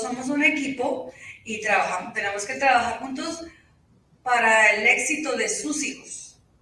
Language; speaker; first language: Spanish; early bilingual, heritage; Spanish